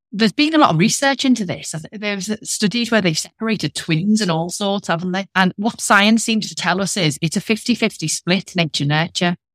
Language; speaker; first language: English; native; English